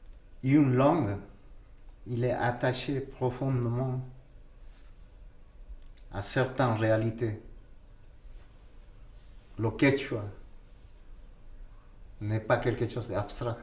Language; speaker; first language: French; non-native, fluent; Quechua